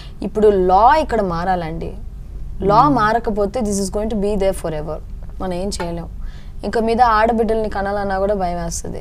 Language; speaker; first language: English; non-native, local second language; Telugu